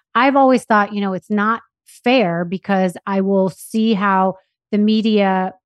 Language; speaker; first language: English; native; English